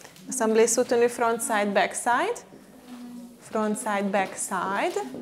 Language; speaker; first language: English; non-native, fluent; Hungarian